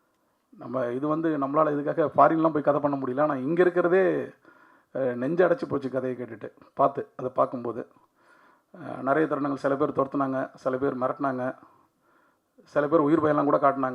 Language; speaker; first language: Tamil; native; Tamil